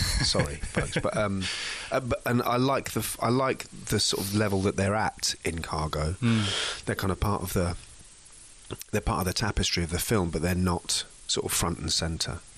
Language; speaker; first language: English; native; English